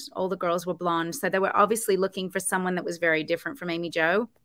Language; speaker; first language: English; native; English